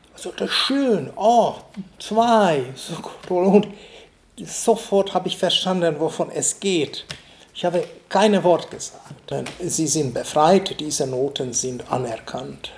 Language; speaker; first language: German; non-native, fluent; Hungarian